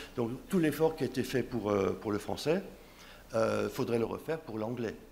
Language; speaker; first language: French; non-native, local second language; Swiss German